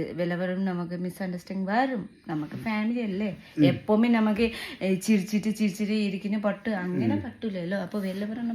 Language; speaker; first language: Malayalam; non-native, learner; Nepali